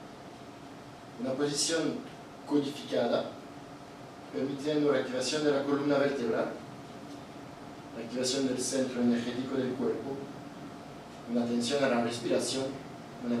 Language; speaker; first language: Spanish; non-native, fluent; Italian